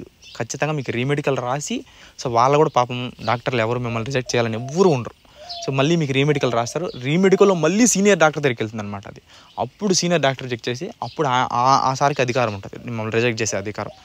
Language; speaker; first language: Telugu; native; Telugu